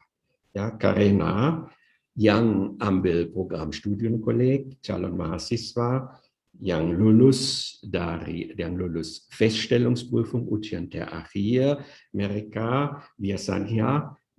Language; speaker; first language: Indonesian; non-native, fluent; German